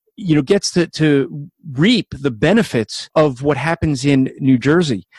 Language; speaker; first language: English; native; English